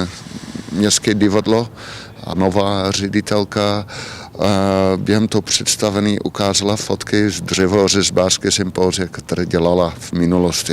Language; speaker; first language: Czech; non-native, learner; Dutch